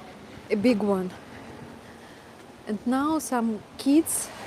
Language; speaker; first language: English; non-native, fluent; Russian